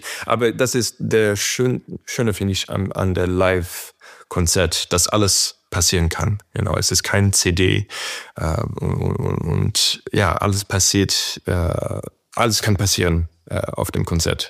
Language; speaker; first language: German; non-native, fluent; French